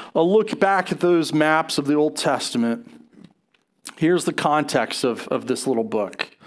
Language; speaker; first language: English; native; English